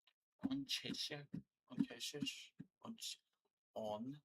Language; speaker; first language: Russian; non-native, learner; English